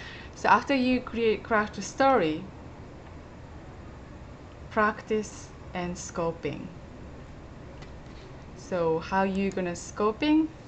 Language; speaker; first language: English; non-native, fluent; Japanese